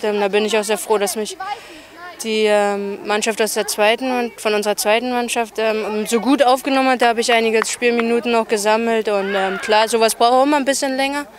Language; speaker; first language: German; native; German